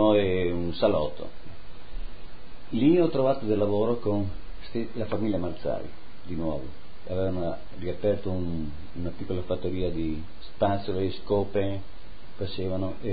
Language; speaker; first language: Italian; native; Italian